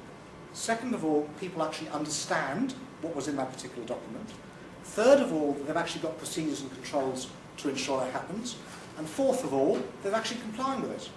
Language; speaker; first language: English; native; English